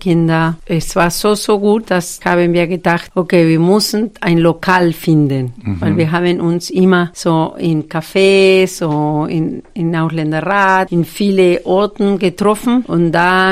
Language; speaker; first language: German; non-native, fluent; Spanish